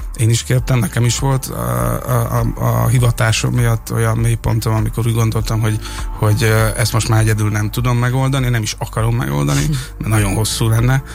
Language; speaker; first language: Hungarian; native; Hungarian